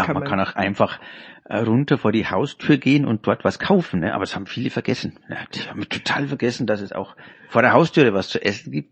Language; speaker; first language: German; native; German